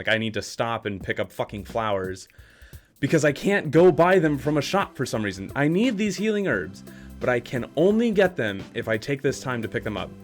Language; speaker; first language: English; native; English